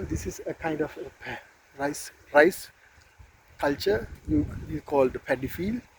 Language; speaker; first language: English; non-native, local second language; Sinhala